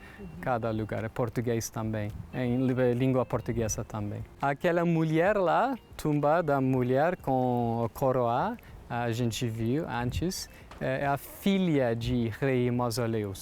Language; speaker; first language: Portuguese; non-native, learner; Turkish